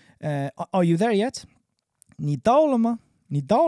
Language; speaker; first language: Chinese; non-native, fluent; English